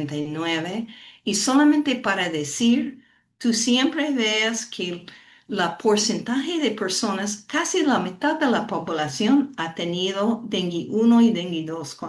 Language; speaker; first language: Spanish; non-native, fluent; English